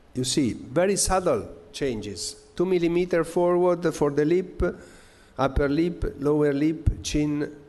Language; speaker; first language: English; non-native, fluent; Italian